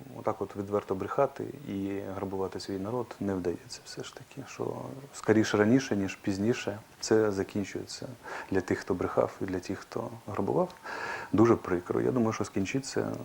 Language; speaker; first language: Ukrainian; non-native, local second language; Russian